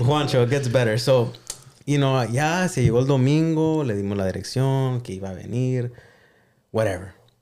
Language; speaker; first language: Spanish; early bilingual, heritage; Spanish